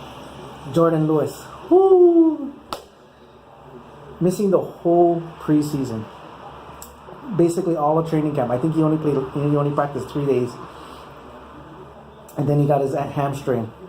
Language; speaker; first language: English; native; English